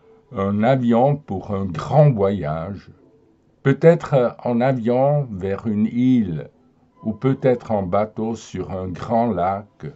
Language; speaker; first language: French; non-native, fluent; German